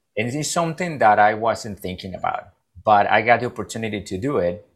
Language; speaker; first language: English; non-native, fluent; Spanish